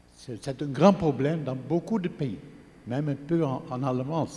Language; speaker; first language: French; non-native, fluent; Dutch